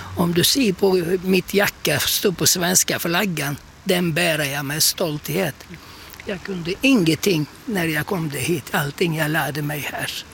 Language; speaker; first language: Swedish; non-native, fluent; Turkish